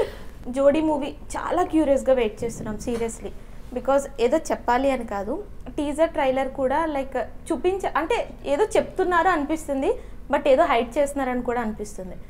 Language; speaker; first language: Telugu; native; Telugu